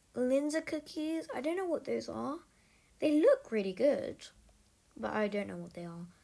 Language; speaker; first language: English; native; English